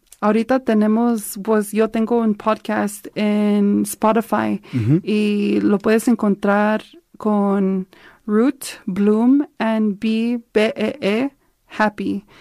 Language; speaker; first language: Spanish; early bilingual, heritage; Spanish